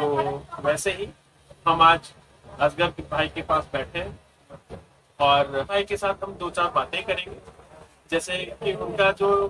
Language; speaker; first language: Hindi; native; Hindi